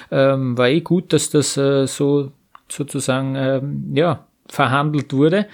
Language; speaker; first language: German; native; German